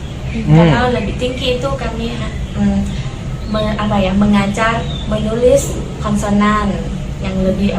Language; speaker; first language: Indonesian; non-native, learner; Thai